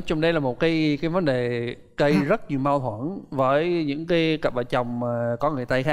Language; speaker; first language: Vietnamese; non-native, fluent; English